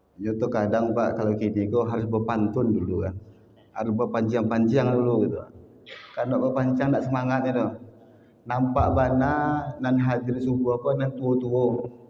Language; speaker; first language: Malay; non-native, local second language; Minangkabau